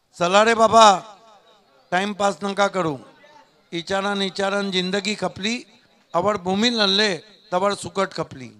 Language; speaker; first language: Hindi; non-native, local second language; Marathi